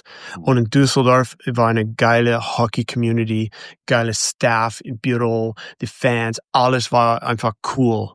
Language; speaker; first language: German; non-native, fluent; English